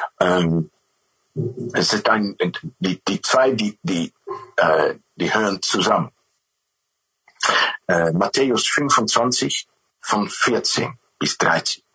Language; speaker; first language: German; non-native, learner; Dutch